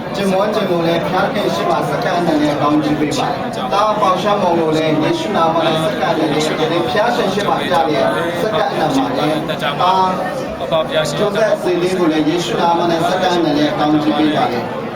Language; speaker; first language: Burmese; non-native, local second language; Tedim Chin